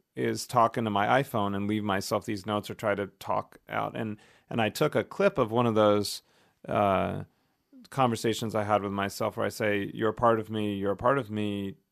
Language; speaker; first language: English; native; English